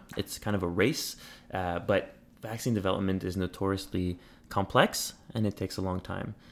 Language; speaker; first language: English; native; English